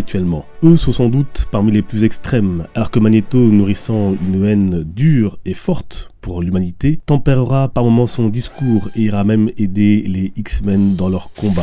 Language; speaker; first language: French; native; French